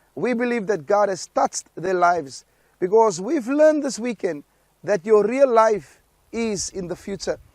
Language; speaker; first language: English; non-native, local second language; Afrikaans